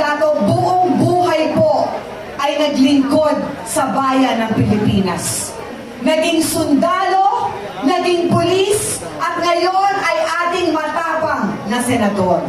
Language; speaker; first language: Filipino; native; Filipino